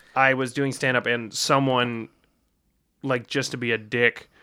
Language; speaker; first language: English; native; English